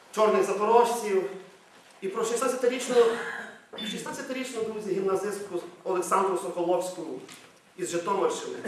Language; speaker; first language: Ukrainian; native; Ukrainian